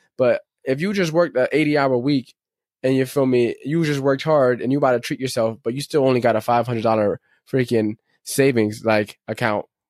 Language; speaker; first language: English; native; English